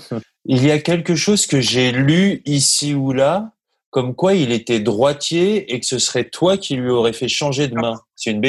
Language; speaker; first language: French; native; French